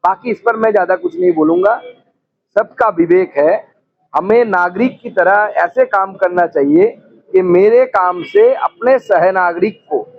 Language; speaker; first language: Hindi; non-native, local second language; Bangla